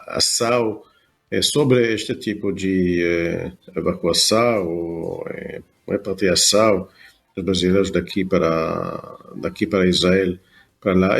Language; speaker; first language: Portuguese; non-native, fluent; Hebrew